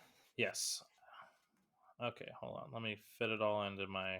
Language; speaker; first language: English; native; English